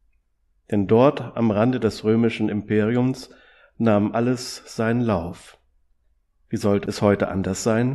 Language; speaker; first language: German; native; German